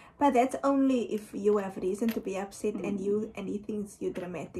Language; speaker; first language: English; non-native, local second language; Afrikaans